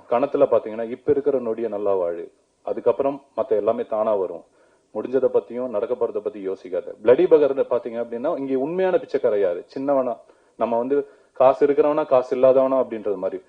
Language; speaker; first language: Tamil; native; Tamil